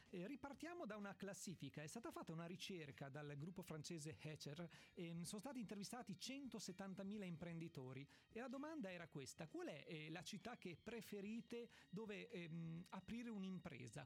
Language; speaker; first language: Italian; native; Italian